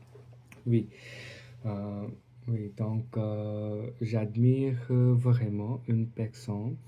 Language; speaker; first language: French; non-native, learner; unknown